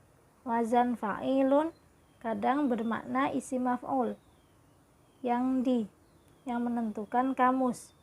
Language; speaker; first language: Indonesian; native; Indonesian